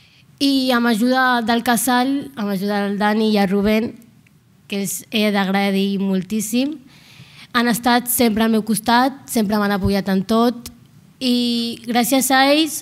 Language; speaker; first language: Catalan; non-native, local second language; Arabic